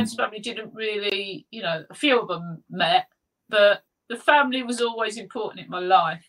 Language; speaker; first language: English; native; English